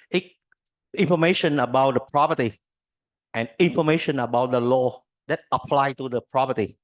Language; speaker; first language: English; non-native, learner; Vietnamese